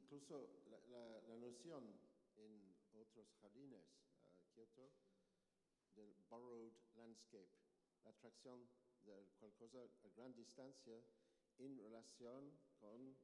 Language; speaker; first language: Spanish; non-native, learner; English